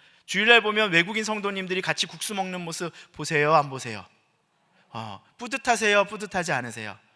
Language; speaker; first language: Korean; native; Korean